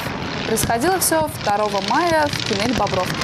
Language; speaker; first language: Russian; native; Russian